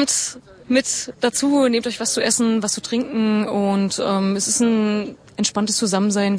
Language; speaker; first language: German; native; German